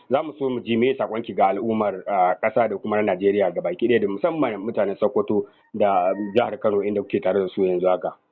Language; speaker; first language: Hausa; native; Hausa